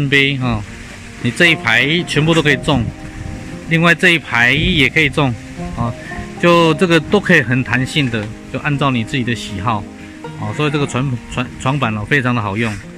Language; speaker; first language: Chinese; native; Chinese